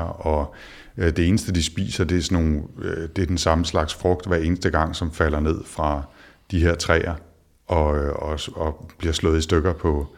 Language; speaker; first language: Danish; native; Danish